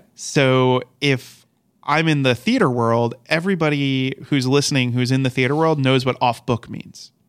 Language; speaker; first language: English; native; English